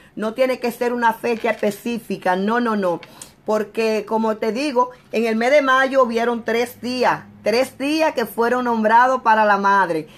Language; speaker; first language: Spanish; native; Spanish